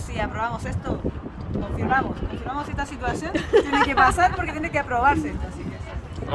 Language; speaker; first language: Spanish; native; Spanish